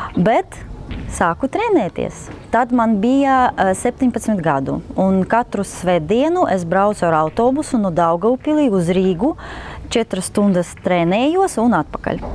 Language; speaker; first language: Latvian; non-native, local second language; Russian